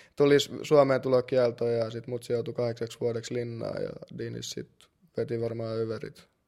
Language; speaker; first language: Finnish; early bilingual, other home language; Russian